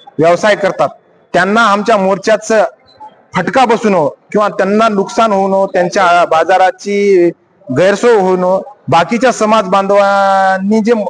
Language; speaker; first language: Marathi; non-native, local second language; Lambadi